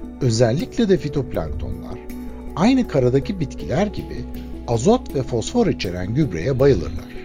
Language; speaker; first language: Turkish; native; Turkish